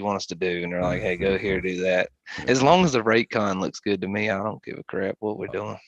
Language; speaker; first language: English; native; English